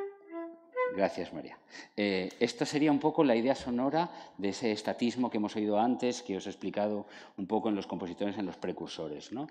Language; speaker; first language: Spanish; native; Spanish